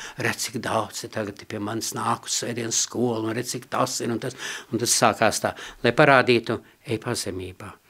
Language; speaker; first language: Latvian; non-native, local second language; Russian